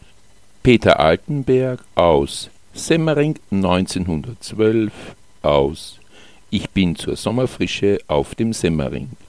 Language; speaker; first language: German; native; German